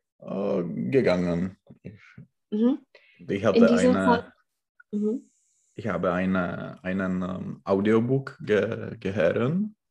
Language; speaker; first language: German; non-native, learner; Czech